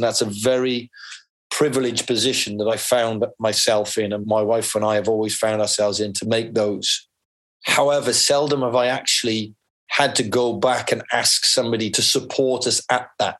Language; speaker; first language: English; native; English